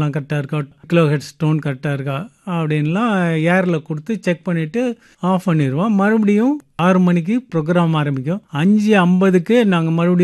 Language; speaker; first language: Tamil; native; Tamil